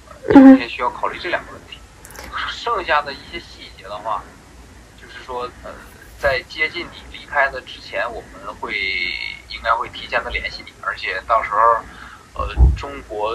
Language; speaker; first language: Chinese; native; Chinese